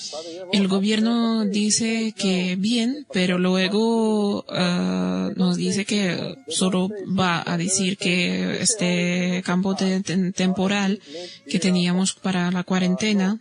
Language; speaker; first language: Spanish; non-native, fluent; Bosnian